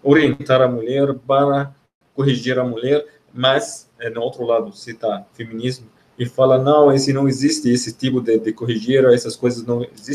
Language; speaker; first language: Portuguese; non-native, fluent; Arabic